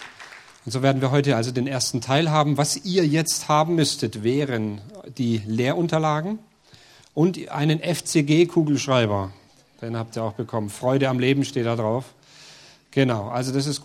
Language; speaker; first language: German; native; German